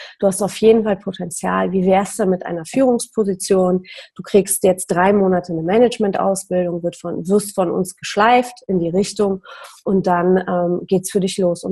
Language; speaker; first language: German; early bilingual, other home language; Polish